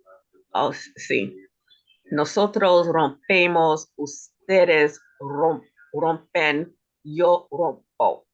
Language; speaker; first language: Spanish; non-native, learner; English